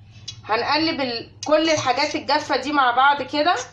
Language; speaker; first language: Arabic; native; Arabic